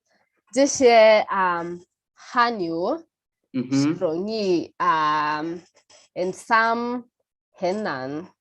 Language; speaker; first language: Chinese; non-native, learner; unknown